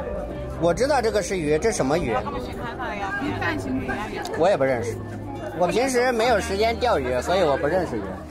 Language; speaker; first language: Chinese; non-native, fluent; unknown